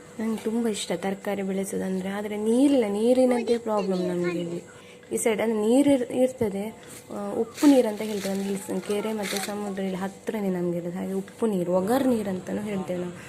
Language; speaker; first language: Kannada; non-native, local second language; Tulu